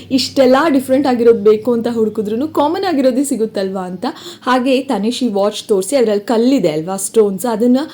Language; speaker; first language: Kannada; non-native, local second language; Tulu